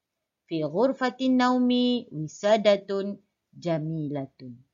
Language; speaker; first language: Arabic; non-native, fluent; Malay